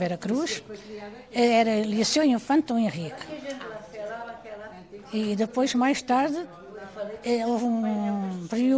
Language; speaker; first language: Portuguese; non-native, local second language; Kabuverdianu